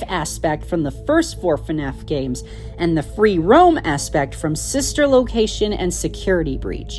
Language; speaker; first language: English; native; English